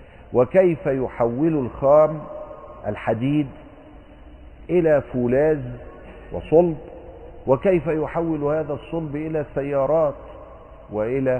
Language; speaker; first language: Arabic; native; Arabic